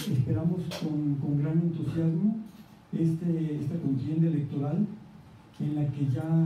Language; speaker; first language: Spanish; native; Spanish